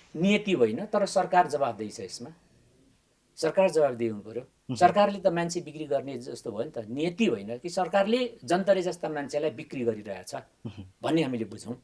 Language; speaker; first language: Nepali; non-native, local second language; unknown